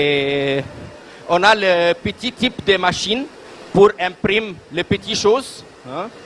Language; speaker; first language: French; non-native, learner; Arabic